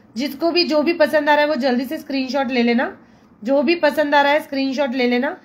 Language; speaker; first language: Hindi; non-native, local second language; Marathi